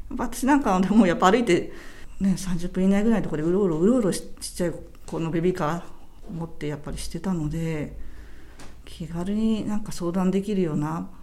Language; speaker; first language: Japanese; native; Japanese